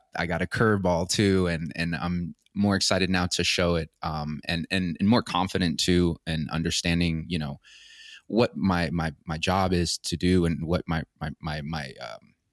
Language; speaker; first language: English; native; English